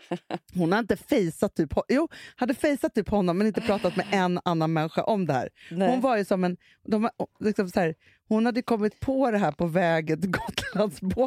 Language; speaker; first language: Swedish; native; Swedish